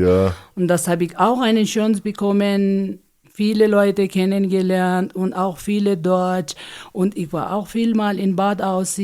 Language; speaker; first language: German; non-native, learner; Ladakhi